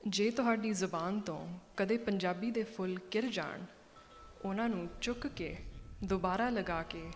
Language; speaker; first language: Punjabi; early bilingual, heritage; Punjabi